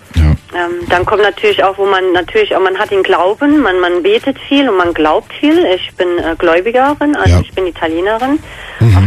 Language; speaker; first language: German; native; German